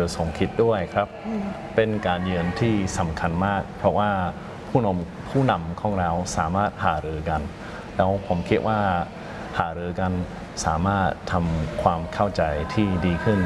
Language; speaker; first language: Thai; non-native, fluent; English